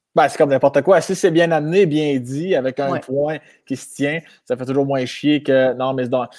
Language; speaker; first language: French; native; French